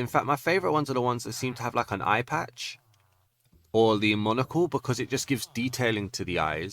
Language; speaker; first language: English; native; English